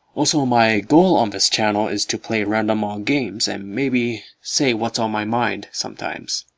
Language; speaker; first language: English; native; English